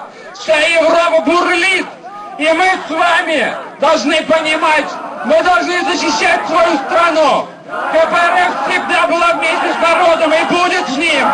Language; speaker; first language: Russian; native; Russian